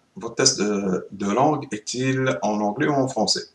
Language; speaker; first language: French; non-native, local second language; Arabic